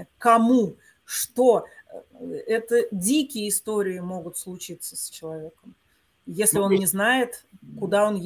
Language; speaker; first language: Russian; native; Russian